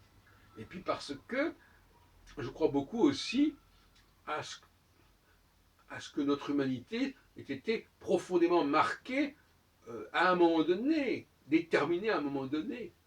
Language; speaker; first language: French; native; French